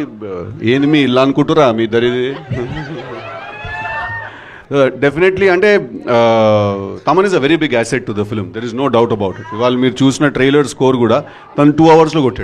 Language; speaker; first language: Telugu; native; Telugu